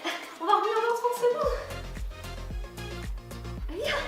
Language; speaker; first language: French; native; French